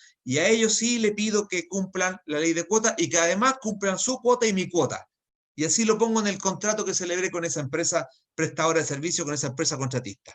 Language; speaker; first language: Spanish; native; Spanish